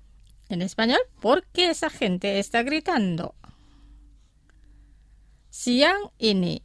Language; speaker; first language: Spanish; non-native, fluent; Indonesian